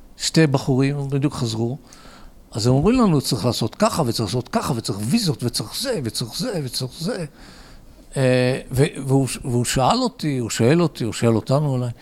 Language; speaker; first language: Hebrew; early bilingual, other home language; English